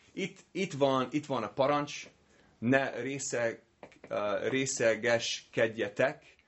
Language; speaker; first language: Hungarian; non-native, fluent; English